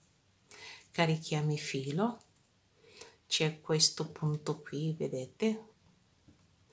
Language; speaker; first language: Italian; non-native, fluent; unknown